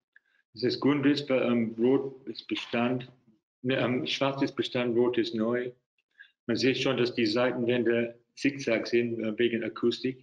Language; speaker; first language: German; non-native, fluent; English